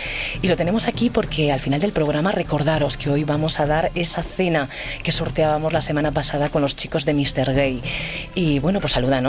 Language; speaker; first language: Spanish; native; Spanish